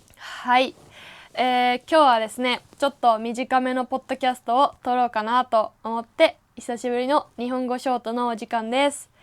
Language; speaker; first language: Japanese; native; Japanese